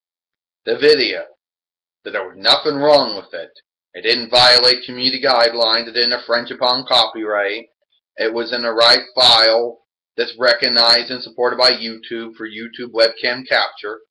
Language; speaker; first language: English; native; English